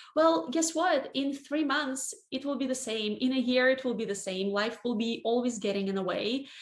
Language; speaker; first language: English; non-native, fluent; Russian